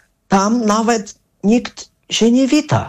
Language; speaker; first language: Polish; non-native, fluent; Russian